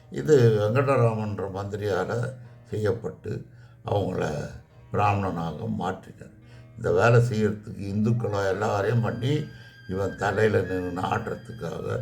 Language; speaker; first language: Tamil; native; Tamil